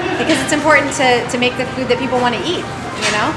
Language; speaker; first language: English; native; English